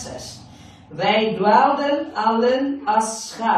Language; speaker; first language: Dutch; non-native, learner; Indonesian